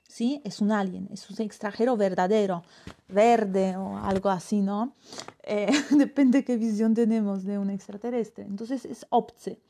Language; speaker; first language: Spanish; non-native, fluent; Polish